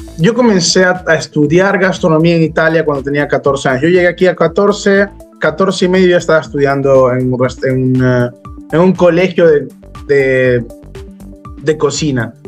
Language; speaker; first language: Spanish; native; Spanish